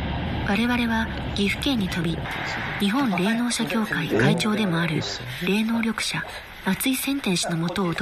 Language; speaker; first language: Japanese; native; Japanese